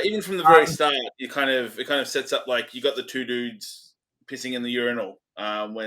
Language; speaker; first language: English; native; English